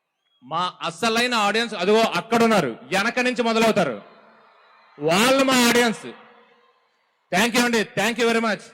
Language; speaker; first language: Telugu; native; Telugu